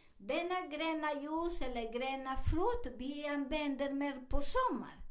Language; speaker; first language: Swedish; non-native, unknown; Spanish